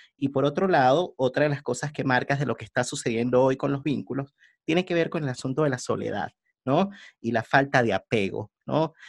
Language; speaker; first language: Spanish; native; Spanish